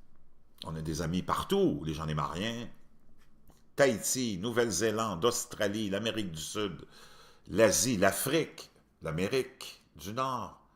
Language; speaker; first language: French; native; French